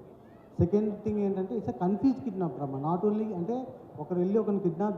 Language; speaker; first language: Telugu; native; Telugu